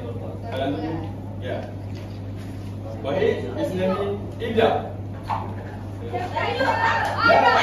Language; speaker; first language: Arabic; non-native, learner; Malay